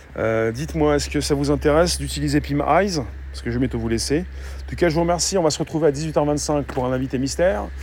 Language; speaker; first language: French; native; French